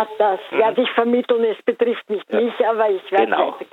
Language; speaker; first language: German; native; German